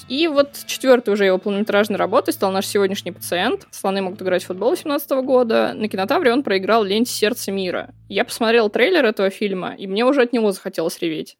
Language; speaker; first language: Russian; native; Russian